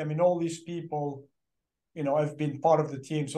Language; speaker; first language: English; non-native, fluent; French